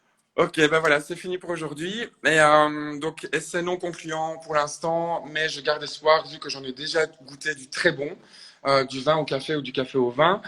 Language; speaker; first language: French; native; French